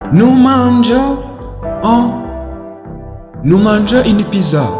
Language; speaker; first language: French; non-native, learner; Kinyarwanda